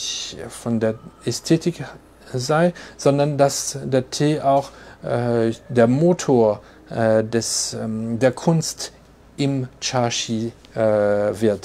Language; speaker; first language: German; non-native, fluent; French